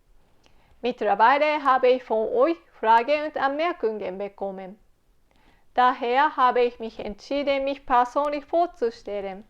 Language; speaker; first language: German; non-native, fluent; Japanese